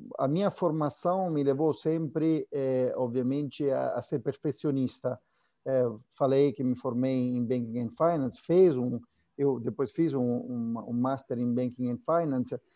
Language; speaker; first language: Portuguese; non-native, fluent; Italian